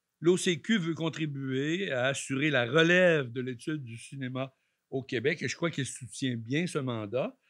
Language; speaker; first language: French; native; French